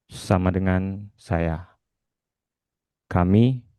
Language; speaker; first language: Indonesian; native; Indonesian